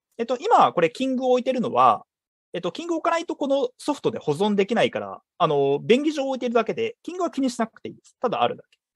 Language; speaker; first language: Japanese; native; Japanese